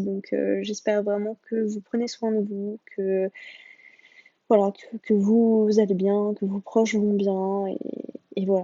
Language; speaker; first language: French; native; French